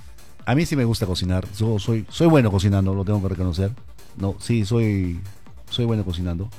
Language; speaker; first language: Spanish; native; Spanish